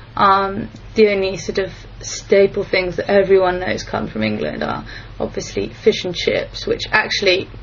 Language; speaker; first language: English; native; English